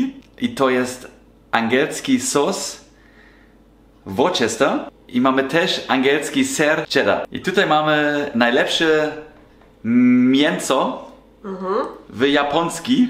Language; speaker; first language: Polish; non-native, learner; German